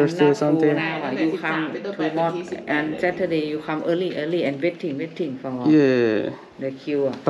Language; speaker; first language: English; non-native, learner; Thai